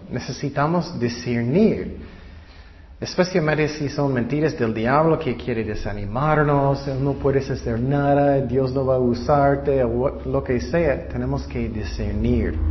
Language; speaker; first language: Spanish; non-native, fluent; English